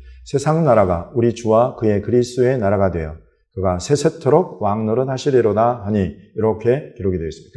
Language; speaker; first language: Korean; native; Korean